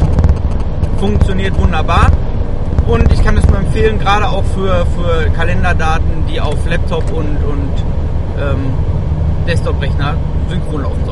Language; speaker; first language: German; native; German